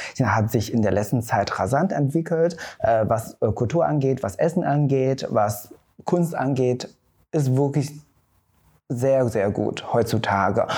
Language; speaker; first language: German; non-native, fluent; Chinese